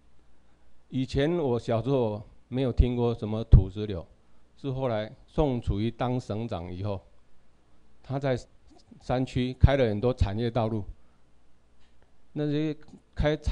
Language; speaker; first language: Chinese; non-native, local second language; Min Nan Chinese